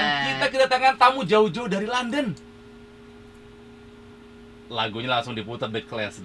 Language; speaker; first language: Indonesian; native; Indonesian